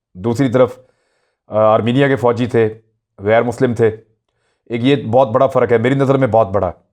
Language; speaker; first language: Urdu; non-native, local second language; Punjabi